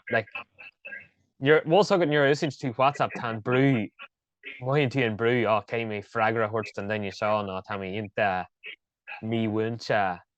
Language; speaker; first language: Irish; native; Irish